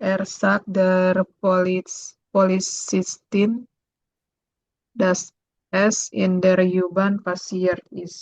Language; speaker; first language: German; non-native, learner; Indonesian